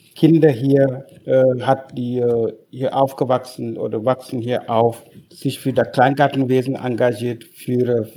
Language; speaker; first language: German; non-native, fluent; Wolof